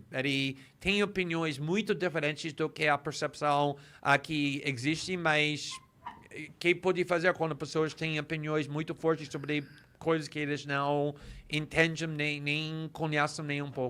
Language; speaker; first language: Portuguese; non-native, fluent; English